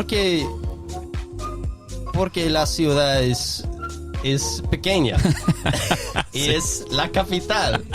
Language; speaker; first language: Spanish; non-native, learner; English